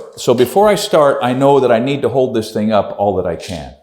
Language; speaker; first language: English; native; English